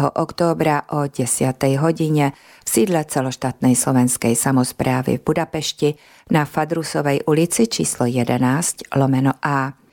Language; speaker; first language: Slovak; non-native, local second language; Hungarian